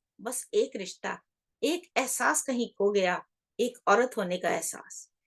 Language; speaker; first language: Hindi; native; Hindi